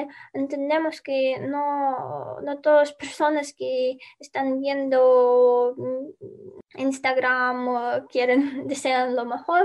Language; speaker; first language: Spanish; non-native, fluent; Ukrainian